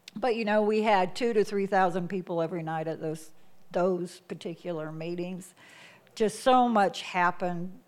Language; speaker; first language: English; native; English